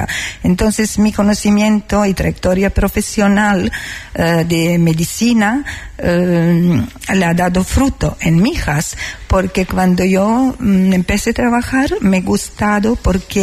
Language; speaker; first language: Spanish; non-native, learner; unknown